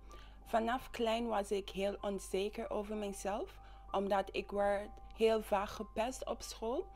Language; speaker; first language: Dutch; non-native, local second language; English